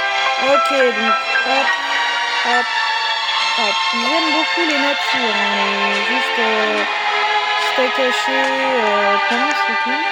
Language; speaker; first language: French; native; French